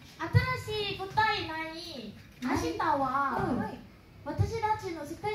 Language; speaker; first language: Japanese; non-native, learner; Korean